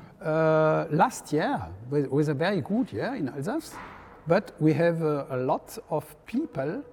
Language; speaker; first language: English; non-native, learner; French